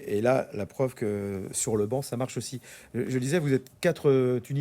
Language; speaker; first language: French; native; French